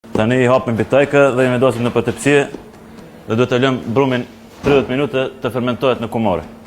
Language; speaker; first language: Albanian; native; Albanian